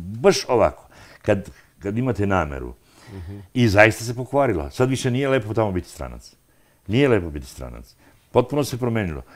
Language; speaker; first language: Serbian; non-native, local second language; Albanian